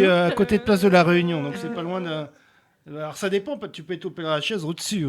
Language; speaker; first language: French; native; French